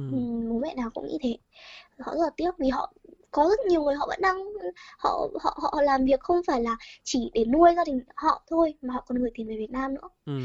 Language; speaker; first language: Vietnamese; early bilingual, heritage; Vietnamese